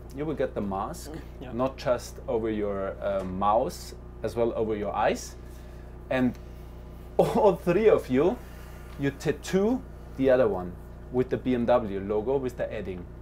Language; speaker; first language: English; non-native, fluent; German